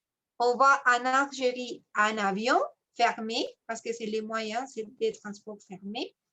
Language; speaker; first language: French; non-native, fluent; Spanish